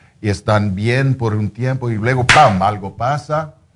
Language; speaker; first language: Spanish; non-native, fluent; English